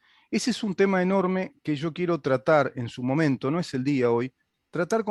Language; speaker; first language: Spanish; native; Spanish